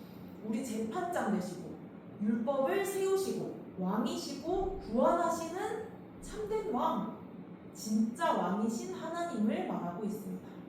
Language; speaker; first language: Korean; native; Korean